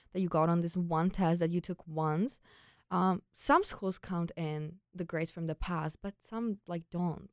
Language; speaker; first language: English; non-native, fluent; Czech